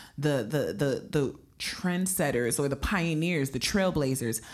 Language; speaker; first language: English; native; English